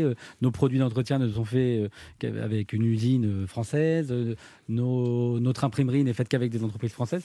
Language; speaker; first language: French; native; French